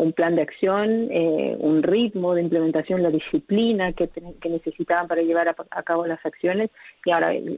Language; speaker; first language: Spanish; native; Spanish